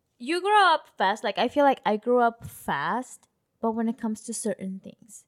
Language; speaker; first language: English; early bilingual, other home language; Spanish